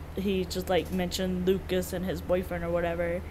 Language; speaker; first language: English; native; English